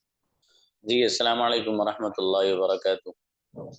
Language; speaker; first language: Hindi; native; Hindi